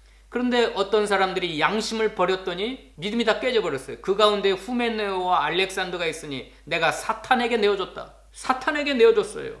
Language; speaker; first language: Korean; native; Korean